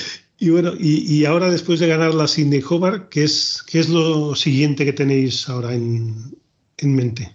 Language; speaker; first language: Spanish; native; Spanish